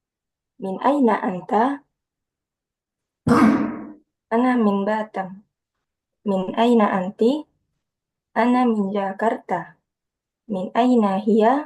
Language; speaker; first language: Arabic; non-native, learner; Indonesian